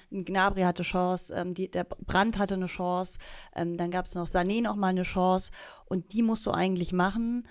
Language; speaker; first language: German; native; German